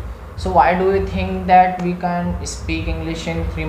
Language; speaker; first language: English; non-native, learner; Hindi